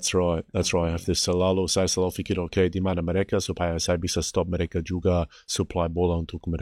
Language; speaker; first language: Indonesian; non-native, fluent; English